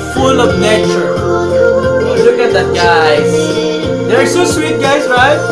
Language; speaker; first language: English; non-native, local second language; Cebuano